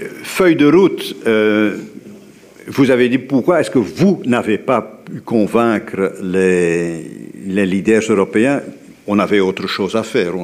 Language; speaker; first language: French; native; French